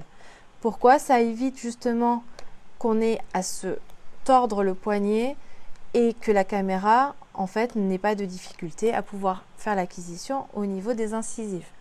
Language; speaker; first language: French; native; French